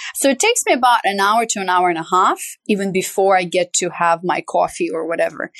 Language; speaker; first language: English; non-native, fluent; Romanian